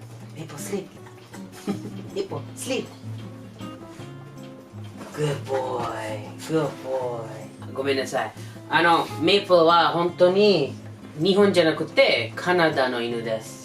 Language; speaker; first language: Japanese; non-native, learner; English